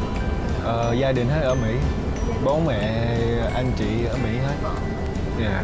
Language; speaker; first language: Vietnamese; early bilingual, heritage; English